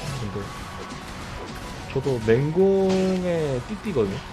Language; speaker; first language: Korean; native; Korean